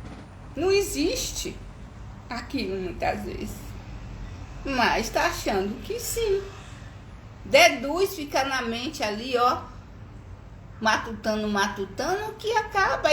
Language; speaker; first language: Portuguese; native; Portuguese